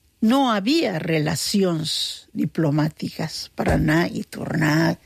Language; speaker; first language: Catalan; non-native, fluent; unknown